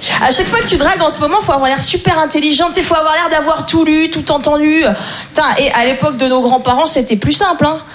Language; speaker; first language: French; native; French